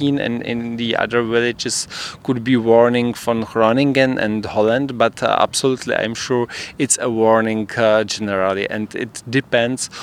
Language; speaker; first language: English; non-native, fluent; Czech